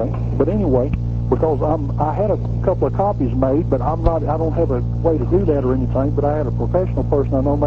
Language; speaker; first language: English; native; English